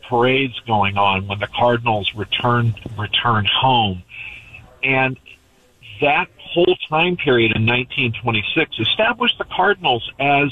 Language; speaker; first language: English; native; English